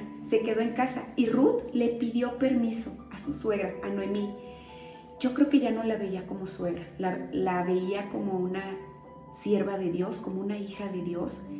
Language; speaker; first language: Spanish; native; Spanish